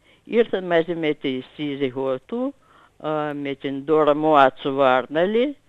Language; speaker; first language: Greek; non-native, fluent; Russian